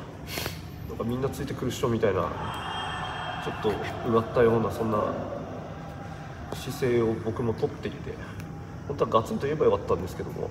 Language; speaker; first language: Japanese; native; Japanese